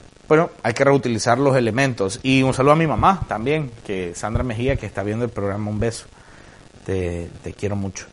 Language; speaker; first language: Spanish; native; Spanish